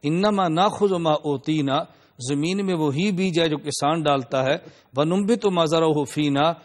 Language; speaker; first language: Urdu; non-native, local second language; Punjabi